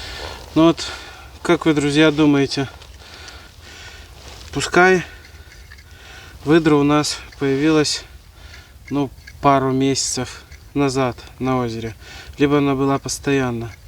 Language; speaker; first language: Russian; native; Russian